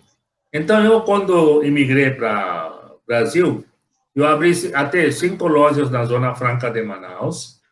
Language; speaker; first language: Portuguese; non-native, fluent; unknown